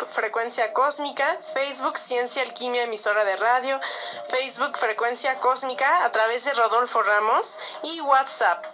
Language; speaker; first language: Spanish; native; Spanish